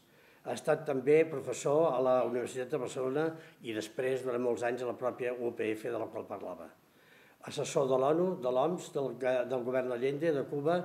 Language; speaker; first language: Catalan; native; Catalan